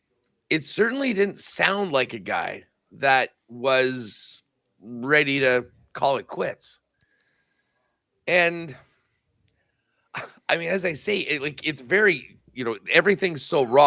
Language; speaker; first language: English; native; English